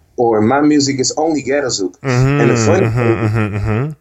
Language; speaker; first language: English; early bilingual, heritage; Dutch